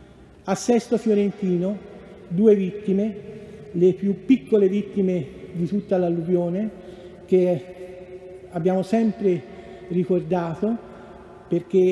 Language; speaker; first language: Italian; native; Italian